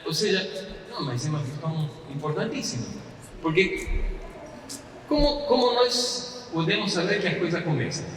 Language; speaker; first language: Portuguese; non-native, fluent; Spanish